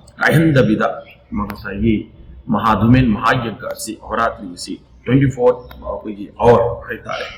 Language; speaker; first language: Manipuri; native; Manipuri